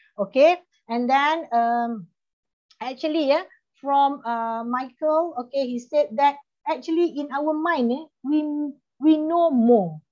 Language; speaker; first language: English; non-native, local second language; Malay